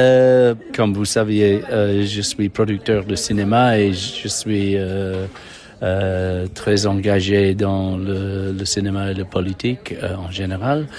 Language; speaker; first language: French; non-native, fluent; English